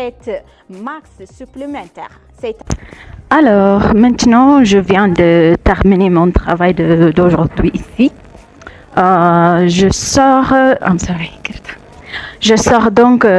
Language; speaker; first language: French; non-native, fluent; Amharic